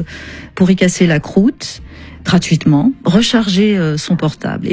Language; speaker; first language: French; native; French